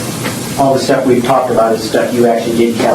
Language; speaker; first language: English; native; English